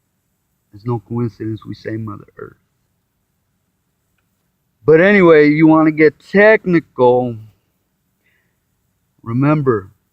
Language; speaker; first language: English; native; English